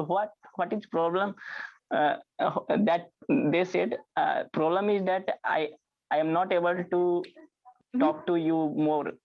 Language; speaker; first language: English; non-native, learner; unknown